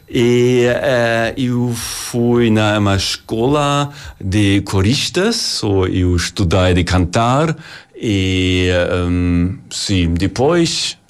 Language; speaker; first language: Portuguese; non-native, learner; German